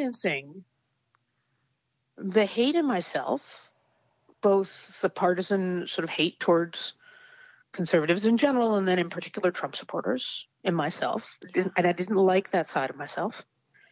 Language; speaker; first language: English; native; English